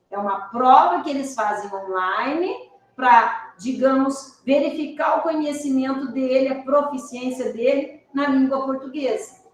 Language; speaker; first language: Portuguese; native; Portuguese